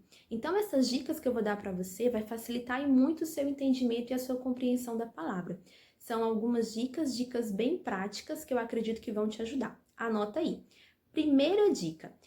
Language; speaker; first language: Portuguese; native; Portuguese